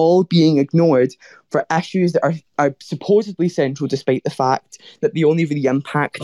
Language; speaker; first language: English; native; English